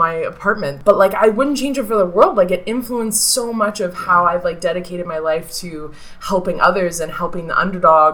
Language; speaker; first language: English; native; English